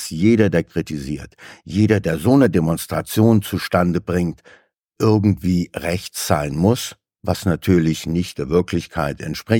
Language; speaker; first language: German; native; German